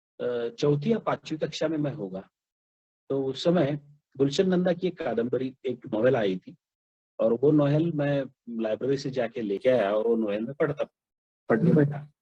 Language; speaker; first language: Hindi; non-native, local second language; Marathi